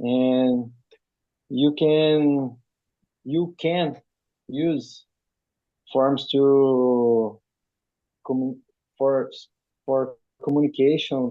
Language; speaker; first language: English; non-native, learner; Portuguese